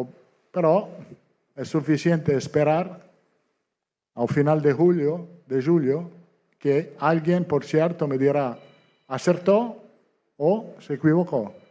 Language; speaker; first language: Portuguese; non-native, fluent; Italian